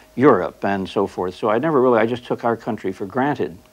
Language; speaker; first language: English; native; English